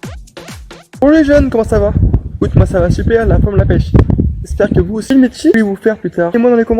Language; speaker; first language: French; native; French